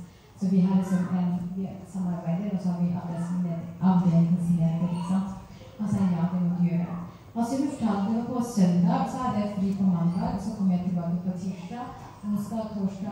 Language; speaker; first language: Norwegian; non-native, fluent; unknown